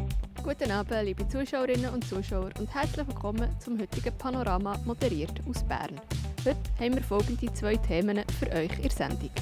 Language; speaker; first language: German; native; German